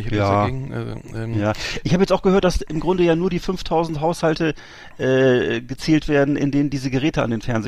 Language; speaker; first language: German; native; German